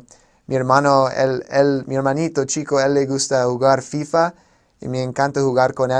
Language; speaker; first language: Spanish; non-native, fluent; English